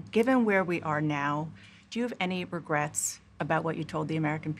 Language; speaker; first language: English; native; English